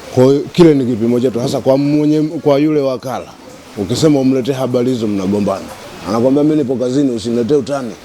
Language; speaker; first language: Swahili; native; Swahili